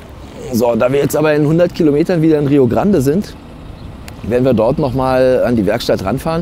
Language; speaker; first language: German; native; German